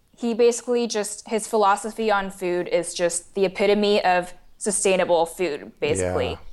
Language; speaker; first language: English; non-native, fluent; Chinese